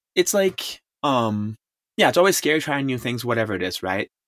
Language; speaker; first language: English; non-native, local second language; Chinese